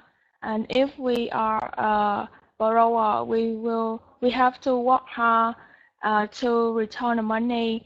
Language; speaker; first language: English; non-native, learner; Vietnamese